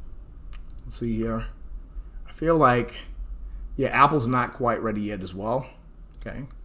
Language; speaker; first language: English; native; English